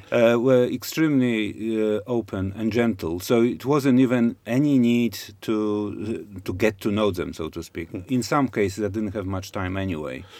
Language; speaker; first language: English; non-native, fluent; Polish